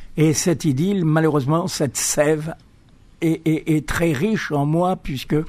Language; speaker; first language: French; native; French